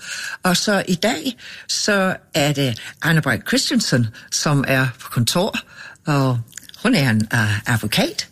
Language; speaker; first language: Danish; non-native, fluent; English